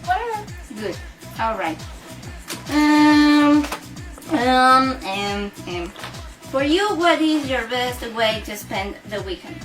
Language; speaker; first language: English; non-native, learner; Spanish